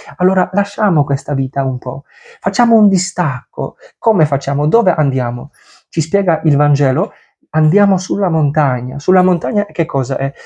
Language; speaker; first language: Italian; non-native, fluent; Polish